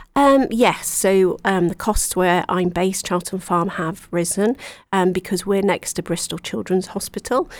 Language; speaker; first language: English; native; English